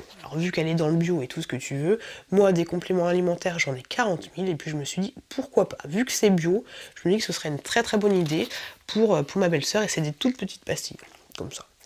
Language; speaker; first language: French; native; French